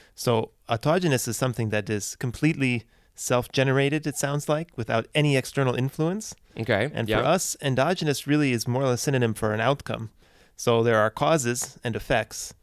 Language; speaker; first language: English; native; English